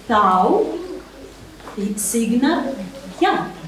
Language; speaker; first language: Icelandic; non-native, learner; Ukrainian